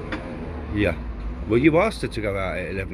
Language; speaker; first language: English; native; English